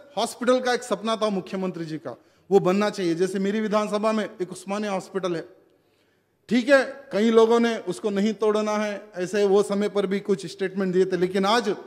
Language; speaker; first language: Hindi; non-native, local second language; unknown